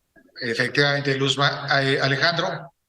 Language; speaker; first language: Spanish; native; Spanish